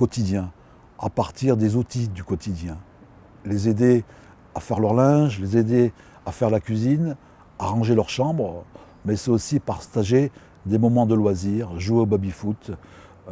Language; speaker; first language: French; native; French